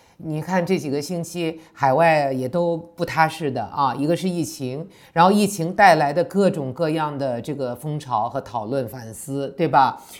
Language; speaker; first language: Chinese; native; Chinese